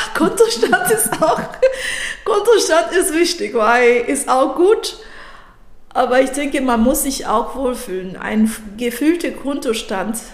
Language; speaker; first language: German; non-native, fluent; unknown